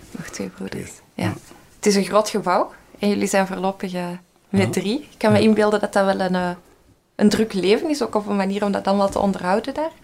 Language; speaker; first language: Dutch; native; Dutch